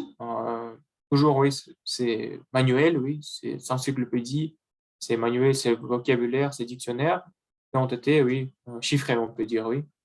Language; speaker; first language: French; non-native, learner; Russian